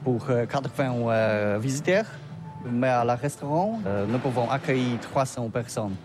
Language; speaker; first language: French; non-native, learner; Polish